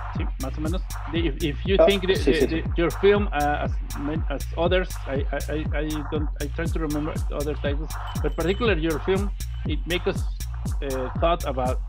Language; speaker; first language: English; non-native, learner; Spanish